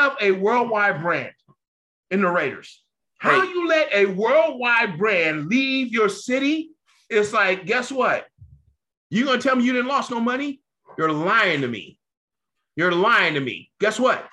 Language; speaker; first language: English; native; English